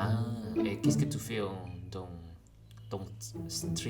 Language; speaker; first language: French; non-native, learner; Indonesian